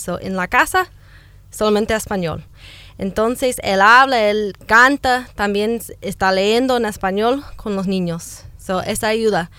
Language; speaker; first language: Spanish; non-native, fluent; English